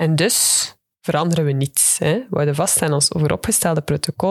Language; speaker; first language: Dutch; native; Dutch